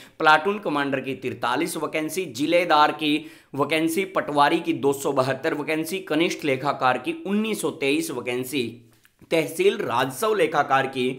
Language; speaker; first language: Hindi; native; Hindi